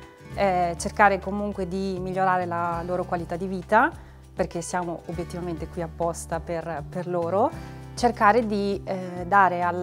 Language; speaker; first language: Italian; native; Italian